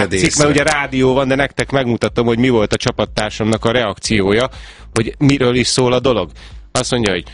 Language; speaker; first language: Hungarian; native; Hungarian